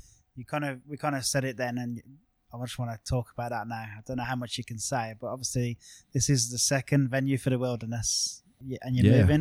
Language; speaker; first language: English; native; English